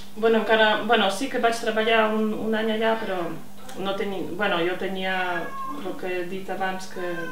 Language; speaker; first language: Catalan; non-native, fluent; Polish